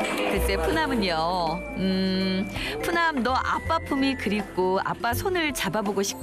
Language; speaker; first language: Korean; native; Korean